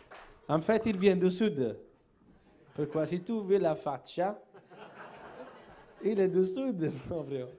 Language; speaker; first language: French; non-native, learner; Italian